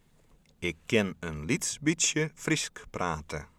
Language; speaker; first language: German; non-native, fluent; Western Frisian